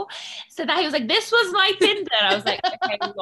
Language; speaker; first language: English; native; English